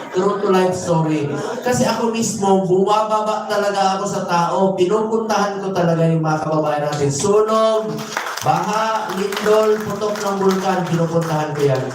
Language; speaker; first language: Filipino; non-native, local second language; Cebuano